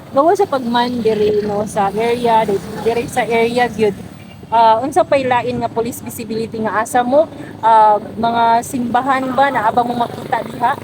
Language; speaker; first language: Cebuano; native; Cebuano